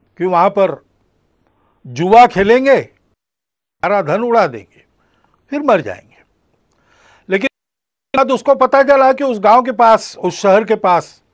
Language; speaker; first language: Hindi; non-native, local second language; Marathi